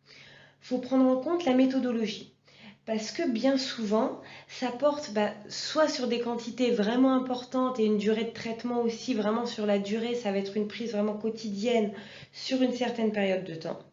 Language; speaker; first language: French; native; French